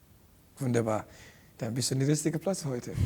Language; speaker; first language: German; non-native, fluent; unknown